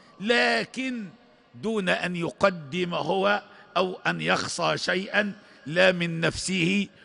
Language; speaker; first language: Arabic; native; Arabic